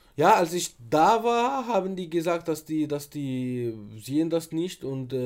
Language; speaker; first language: German; non-native, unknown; Arabic